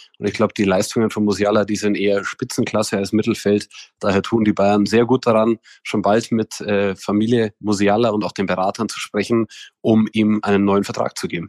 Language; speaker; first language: German; native; German